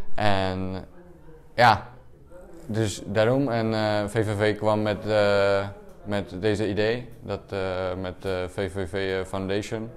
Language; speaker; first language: Dutch; non-native, learner; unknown